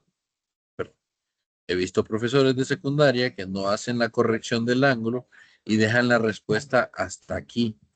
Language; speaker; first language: Spanish; native; Spanish